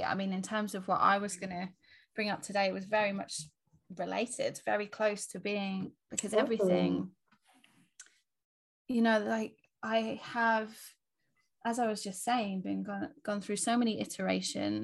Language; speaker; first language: English; native; English